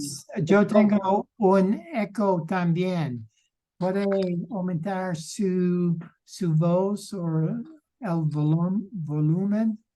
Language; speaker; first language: Spanish; non-native, learner; English